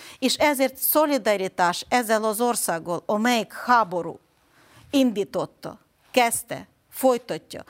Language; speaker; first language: Hungarian; non-native, fluent; Ukrainian